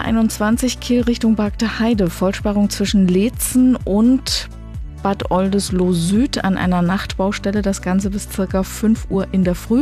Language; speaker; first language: German; native; German